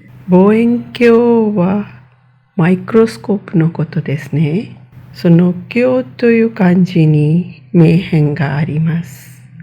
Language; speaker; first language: Japanese; non-native, fluent; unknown